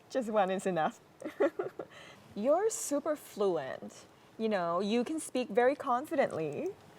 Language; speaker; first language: English; non-native, fluent; Vietnamese